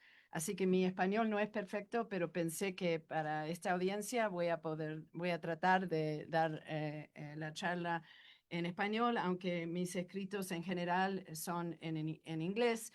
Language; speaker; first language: Spanish; non-native, fluent; English